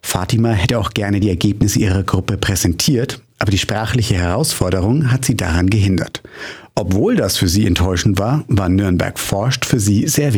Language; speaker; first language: German; native; German